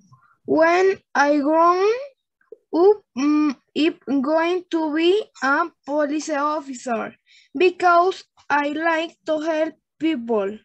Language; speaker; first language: English; non-native, learner; Spanish